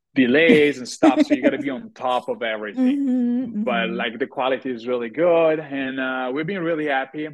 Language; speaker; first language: English; non-native, fluent; Italian